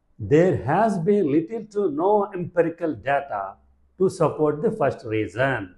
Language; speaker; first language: English; non-native, local second language; Telugu